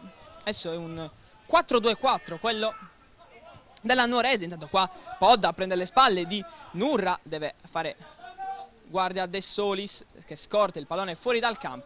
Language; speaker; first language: Italian; native; Italian